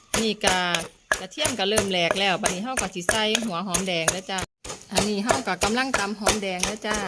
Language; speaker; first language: Thai; non-native, local second language; Northeastern Thai